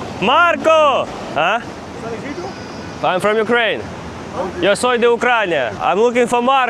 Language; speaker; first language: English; non-native, learner; Ukrainian